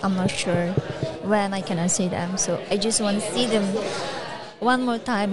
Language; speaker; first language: English; non-native, learner; Chinese